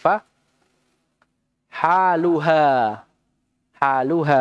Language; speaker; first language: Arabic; non-native, fluent; Indonesian